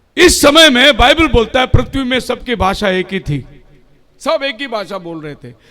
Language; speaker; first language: Hindi; non-native, local second language; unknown